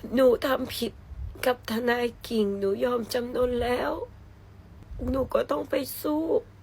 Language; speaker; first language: Thai; early bilingual, other home language; Vietnamese